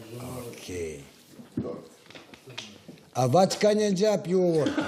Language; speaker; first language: English; non-native, learner; Serbian